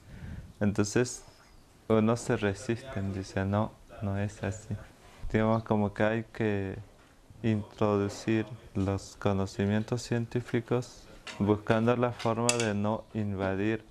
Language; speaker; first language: Spanish; non-native, local second language; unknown